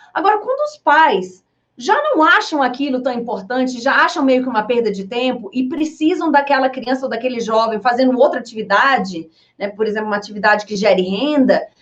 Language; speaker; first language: Portuguese; early bilingual, other home language; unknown